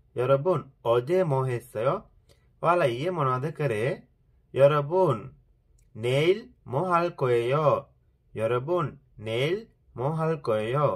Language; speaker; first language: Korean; non-native, fluent; Sinhala